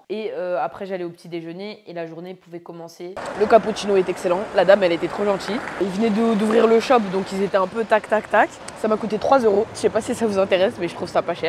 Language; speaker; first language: French; native; French